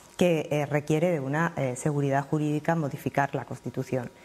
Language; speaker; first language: Spanish; native; Spanish